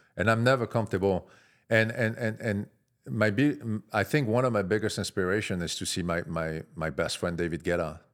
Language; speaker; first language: English; non-native, fluent; French